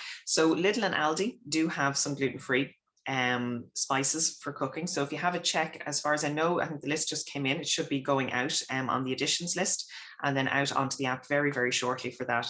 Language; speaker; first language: English; native; English